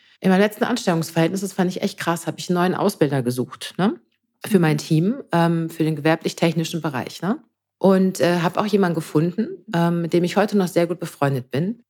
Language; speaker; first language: German; native; German